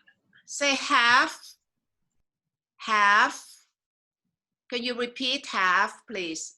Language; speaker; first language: English; non-native, fluent; Thai